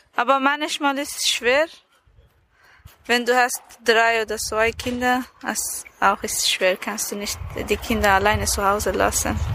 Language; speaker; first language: German; non-native, learner; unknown